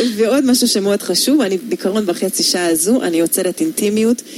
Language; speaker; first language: Hebrew; non-native, fluent; Hungarian